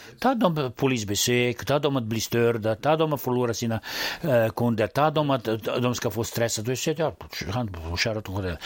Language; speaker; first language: Swedish; non-native, fluent; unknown